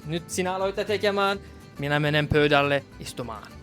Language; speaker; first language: Finnish; non-native, learner; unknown